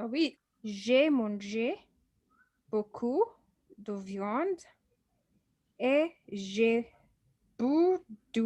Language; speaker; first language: French; non-native, learner; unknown